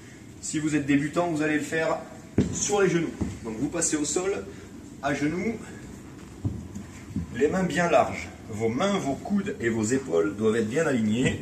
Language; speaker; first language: French; native; French